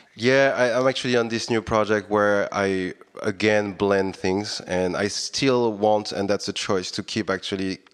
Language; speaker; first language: English; non-native, fluent; French